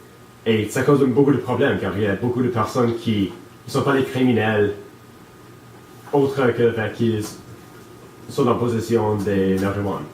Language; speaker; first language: French; non-native, local second language; English